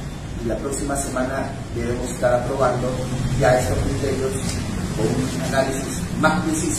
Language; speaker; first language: Spanish; native; Spanish